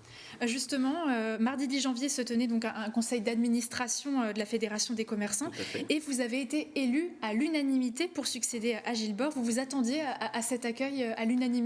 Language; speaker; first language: French; native; French